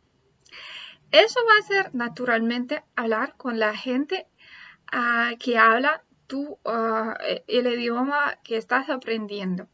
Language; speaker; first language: Spanish; non-native, fluent; Russian